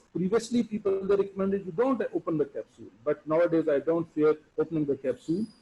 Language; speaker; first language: English; non-native, local second language; Urdu